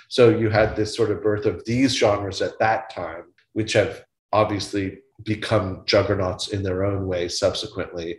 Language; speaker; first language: English; native; English